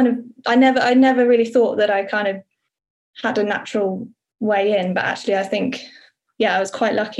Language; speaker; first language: English; native; English